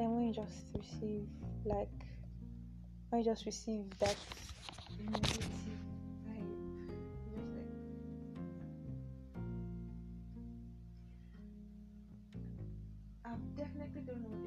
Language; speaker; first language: English; non-native, local second language; Yoruba